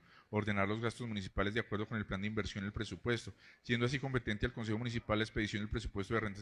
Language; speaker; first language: Spanish; native; Spanish